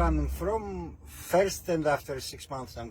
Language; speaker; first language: English; non-native, learner; Greek